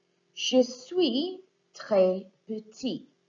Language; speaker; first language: French; non-native, fluent; English